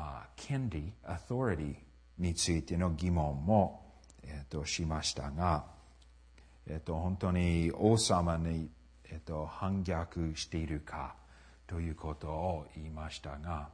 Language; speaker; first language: Japanese; non-native, fluent; English